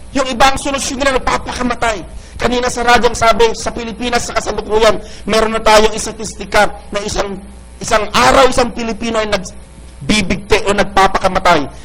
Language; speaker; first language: Filipino; non-native, local second language; Iloko